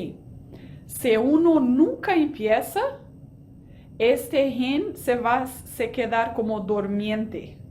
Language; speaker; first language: Spanish; non-native, fluent; Portuguese